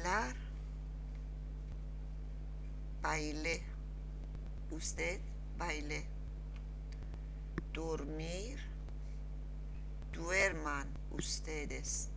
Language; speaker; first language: Spanish; non-native, learner; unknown